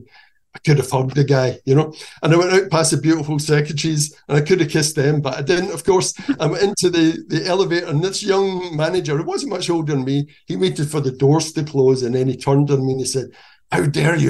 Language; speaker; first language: English; native; English